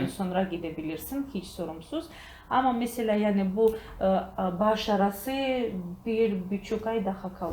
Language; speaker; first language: Turkish; non-native, learner; Georgian